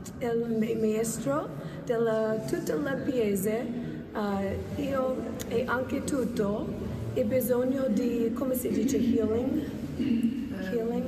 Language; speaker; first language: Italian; non-native, learner; English